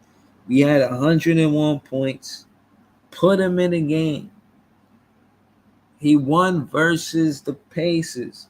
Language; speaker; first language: English; native; English